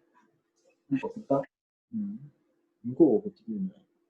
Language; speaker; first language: Japanese; native; Japanese